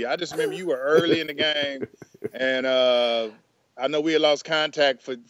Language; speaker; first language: English; native; English